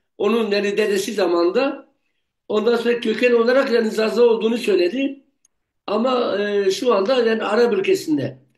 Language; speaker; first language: Turkish; non-native, local second language; Zaza